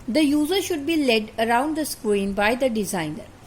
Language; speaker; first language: English; non-native, local second language; Punjabi